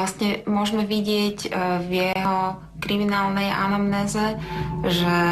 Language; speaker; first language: Slovak; native; Slovak